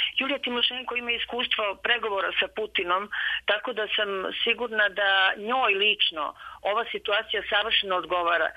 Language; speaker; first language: Serbian; native; Serbian